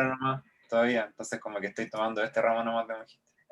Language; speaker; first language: Spanish; native; Spanish